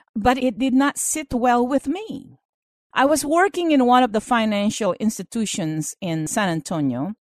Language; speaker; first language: English; non-native, local second language; Filipino